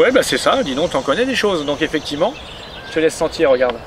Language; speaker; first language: French; native; French